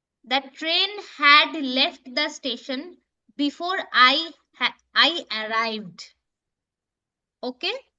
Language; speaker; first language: English; non-native, local second language; Bangla